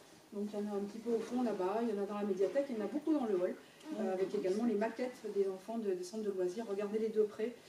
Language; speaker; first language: French; native; French